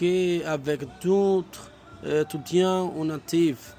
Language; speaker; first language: French; non-native, learner; Spanish